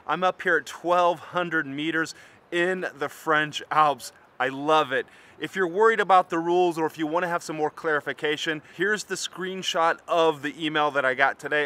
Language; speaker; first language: English; native; English